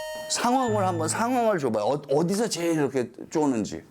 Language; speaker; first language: Korean; early bilingual, heritage; Korean